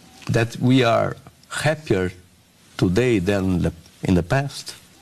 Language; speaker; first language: English; non-native, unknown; Portuguese